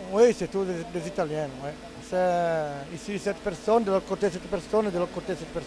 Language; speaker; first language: French; non-native, learner; Italian